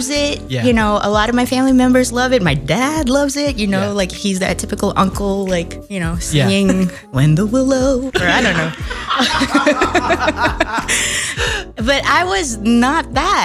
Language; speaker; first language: English; native; English